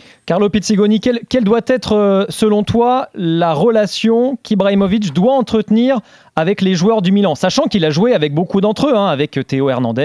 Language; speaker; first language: French; native; French